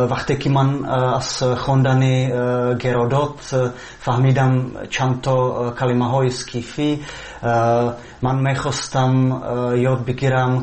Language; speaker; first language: Persian; non-native, fluent; Czech